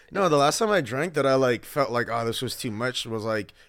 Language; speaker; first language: English; early bilingual, other home language; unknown